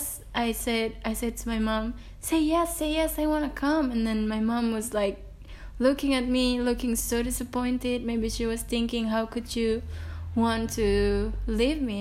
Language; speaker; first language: English; non-native, fluent; Indonesian